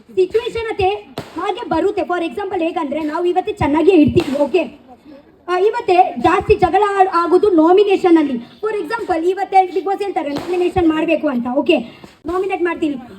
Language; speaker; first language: Kannada; non-native, local second language; Tulu